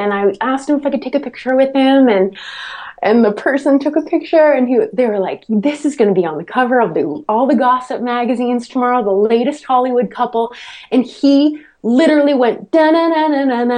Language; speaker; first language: English; native; English